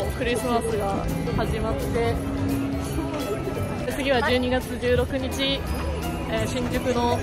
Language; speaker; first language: Japanese; native; Japanese